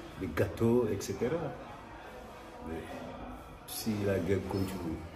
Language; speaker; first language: French; non-native, local second language; Wolof